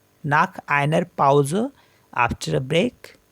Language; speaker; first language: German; non-native, learner; Hindi